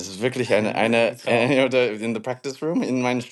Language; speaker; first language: German; non-native, fluent; English